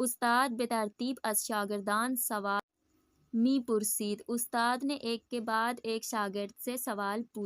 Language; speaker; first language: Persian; non-native, fluent; Urdu